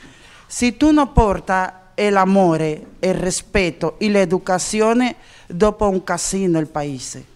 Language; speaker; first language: Italian; non-native, learner; Spanish